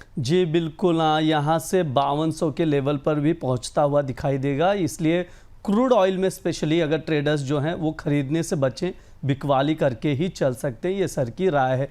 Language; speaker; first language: Hindi; native; Hindi